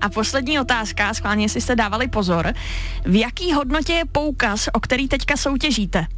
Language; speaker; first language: Czech; native; Czech